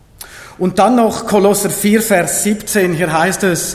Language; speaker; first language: German; native; German